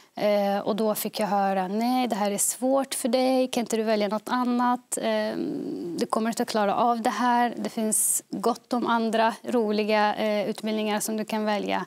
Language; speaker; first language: Swedish; early bilingual, other home language; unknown